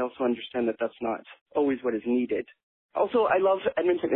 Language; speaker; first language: English; native; English